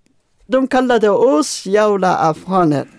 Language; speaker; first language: Swedish; non-native, learner; Persian